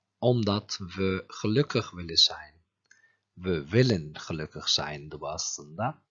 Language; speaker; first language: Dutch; non-native, fluent; Turkish